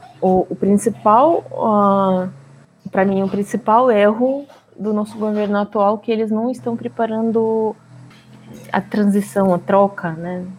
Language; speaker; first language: Portuguese; non-native, fluent; Russian